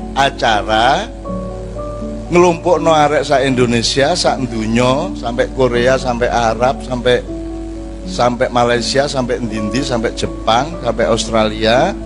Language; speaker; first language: Javanese; native; Javanese